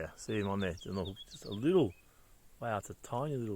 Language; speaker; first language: English; native; English